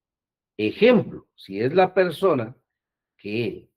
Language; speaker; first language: Spanish; native; Spanish